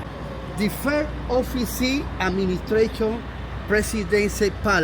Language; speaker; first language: English; non-native, learner; Spanish